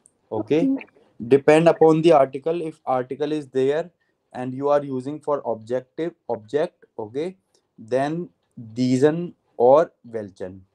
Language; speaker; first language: English; non-native, local second language; Hindi